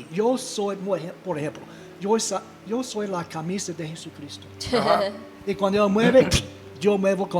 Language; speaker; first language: Spanish; non-native, fluent; English